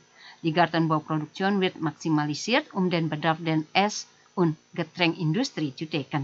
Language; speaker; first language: German; non-native, fluent; Indonesian